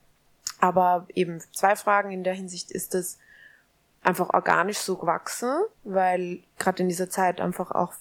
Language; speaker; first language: German; native; German